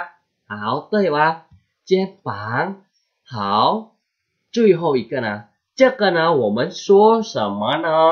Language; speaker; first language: Chinese; non-native, fluent; Indonesian